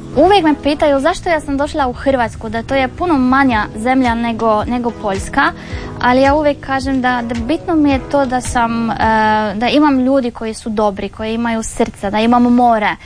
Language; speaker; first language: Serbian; non-native, fluent; Polish